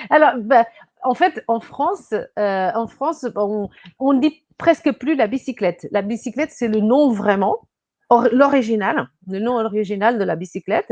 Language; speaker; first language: French; non-native, fluent; Portuguese